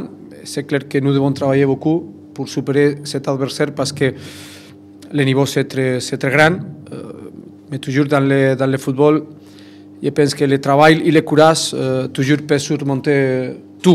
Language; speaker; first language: French; non-native, fluent; Spanish